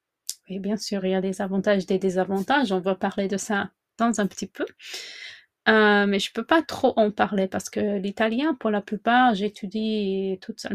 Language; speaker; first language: French; non-native, fluent; English